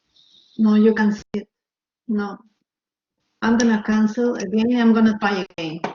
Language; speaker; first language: English; non-native, learner; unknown